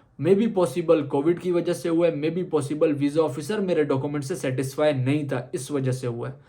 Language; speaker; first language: Urdu; native; Urdu